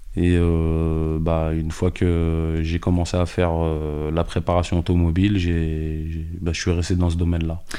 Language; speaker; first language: French; native; French